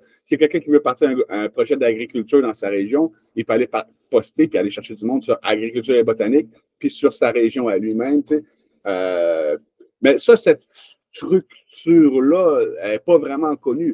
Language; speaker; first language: French; native; French